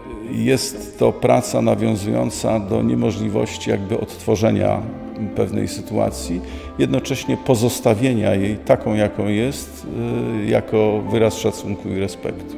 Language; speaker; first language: Polish; native; Polish